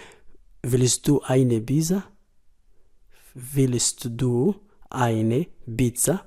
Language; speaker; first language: German; non-native, fluent; Somali